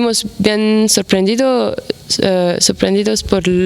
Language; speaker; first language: Spanish; non-native, fluent; Arabic